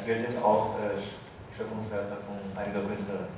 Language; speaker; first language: German; non-native, fluent; Chinese